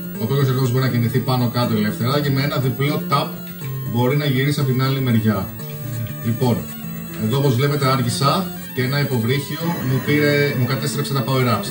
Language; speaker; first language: Greek; early bilingual, other home language; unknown